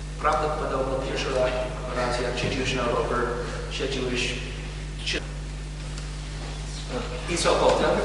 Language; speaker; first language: Polish; non-native, learner; English